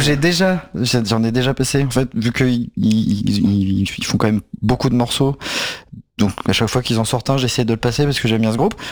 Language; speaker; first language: French; native; French